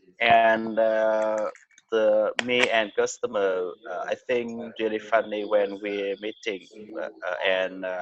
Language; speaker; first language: English; non-native, learner; Vietnamese